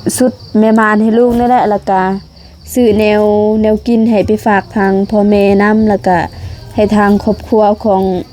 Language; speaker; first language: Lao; native; Lao